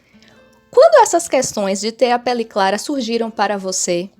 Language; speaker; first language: Portuguese; native; Portuguese